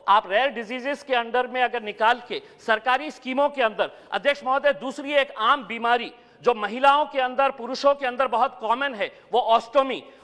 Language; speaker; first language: Hindi; non-native, local second language; Urdu